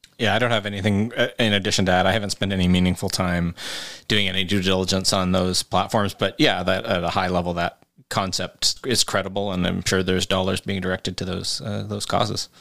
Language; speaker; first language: English; native; English